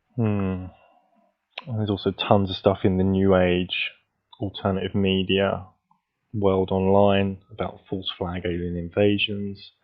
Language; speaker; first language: English; native; English